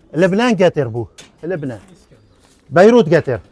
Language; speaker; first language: Turkish; non-native, learner; Arabic